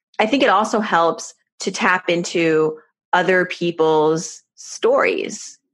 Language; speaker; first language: English; early bilingual, other home language; Persian